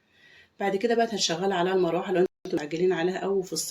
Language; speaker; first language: Arabic; native; Arabic